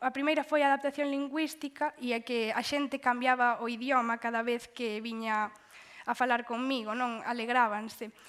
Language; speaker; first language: Galician; native; Galician